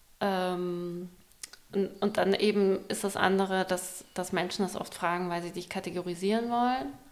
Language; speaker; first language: German; early bilingual, other home language; Persian